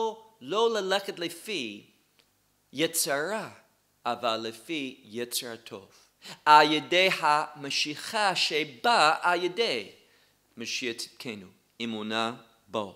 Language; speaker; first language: Hebrew; non-native, fluent; English